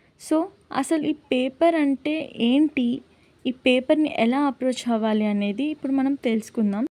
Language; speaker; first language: Telugu; non-native, local second language; Lambadi